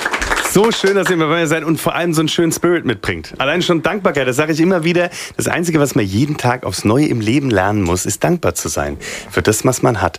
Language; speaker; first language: German; native; German